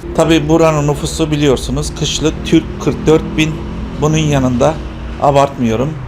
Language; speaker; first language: Turkish; native; Turkish